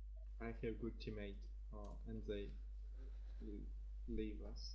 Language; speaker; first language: English; non-native, learner; Russian